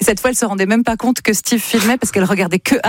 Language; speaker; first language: French; native; French